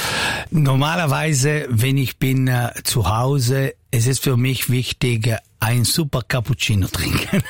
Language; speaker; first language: German; non-native, learner; Italian